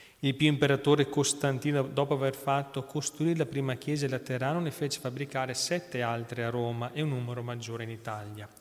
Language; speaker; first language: Italian; native; Italian